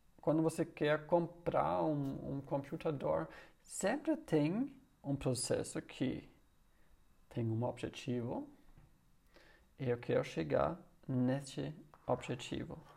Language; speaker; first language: Portuguese; non-native, learner; German